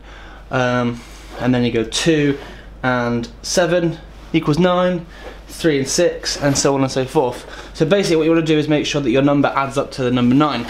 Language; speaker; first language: English; native; English